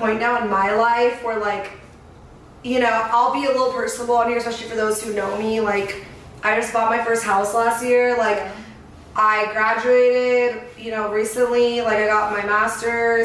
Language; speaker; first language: English; native; English